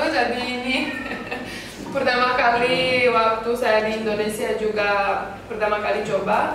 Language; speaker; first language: Indonesian; non-native, fluent; Romanian